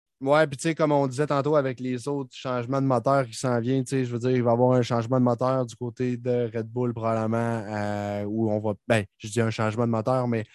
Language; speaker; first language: French; native; French